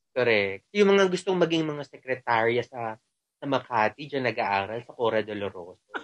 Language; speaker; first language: Filipino; non-native, local second language; Cebuano